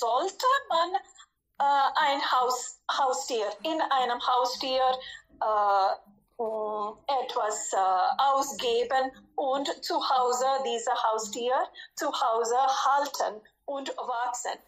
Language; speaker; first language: German; non-native, fluent; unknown